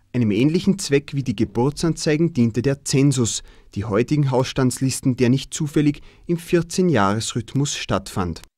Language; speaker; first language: German; native; German